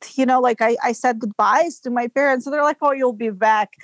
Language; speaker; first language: English; non-native, fluent; Serbian